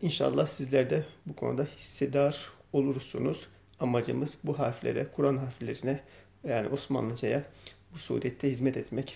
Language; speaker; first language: Turkish; native; Turkish